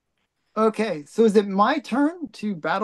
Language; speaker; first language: English; native; English